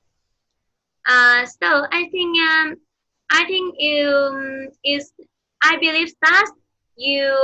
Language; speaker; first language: English; non-native, fluent; Vietnamese